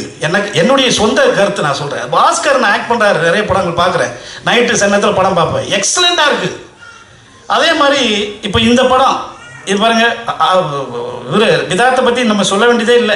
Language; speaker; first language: Tamil; native; Tamil